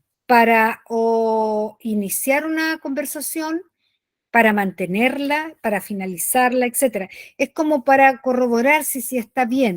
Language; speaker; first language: Spanish; native; Spanish